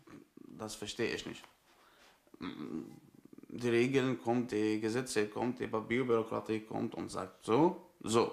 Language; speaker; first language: German; non-native, learner; Arabic